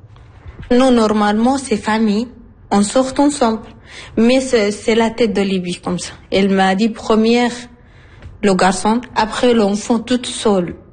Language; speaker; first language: French; non-native, learner; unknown